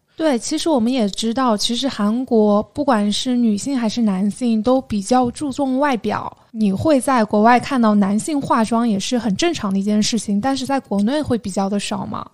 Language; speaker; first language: Chinese; native; Chinese